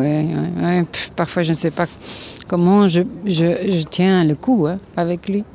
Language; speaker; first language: French; non-native, local second language; Dutch